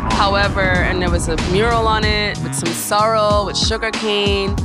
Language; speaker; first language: English; native; English